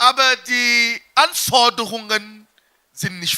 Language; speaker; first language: German; non-native, fluent; French